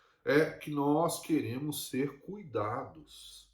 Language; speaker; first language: Portuguese; native; Portuguese